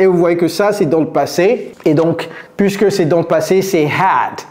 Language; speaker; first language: French; native; French